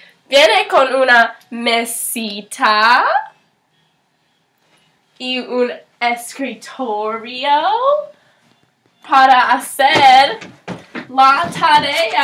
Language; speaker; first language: Spanish; non-native, learner; English